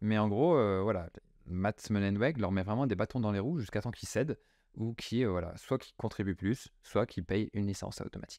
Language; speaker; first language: French; native; French